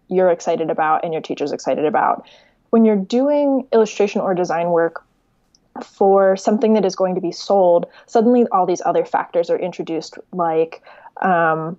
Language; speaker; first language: English; native; English